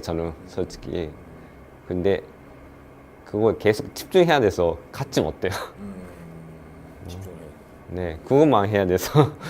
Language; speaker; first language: Korean; non-native, learner; Japanese